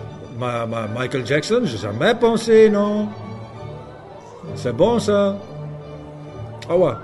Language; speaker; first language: French; non-native, learner; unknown